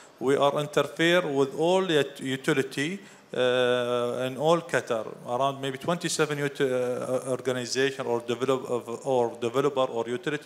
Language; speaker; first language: English; non-native, fluent; Arabic